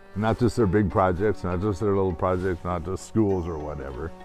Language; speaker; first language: English; native; English